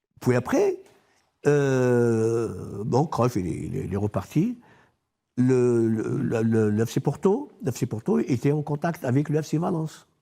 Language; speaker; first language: French; non-native, local second language; Arabic